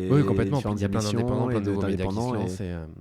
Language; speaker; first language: French; native; French